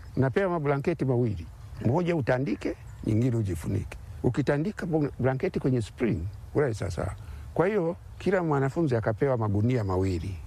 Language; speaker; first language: Swahili; non-native, local second language; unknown